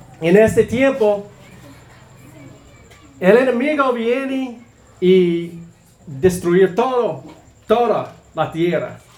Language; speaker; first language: Spanish; non-native, learner; English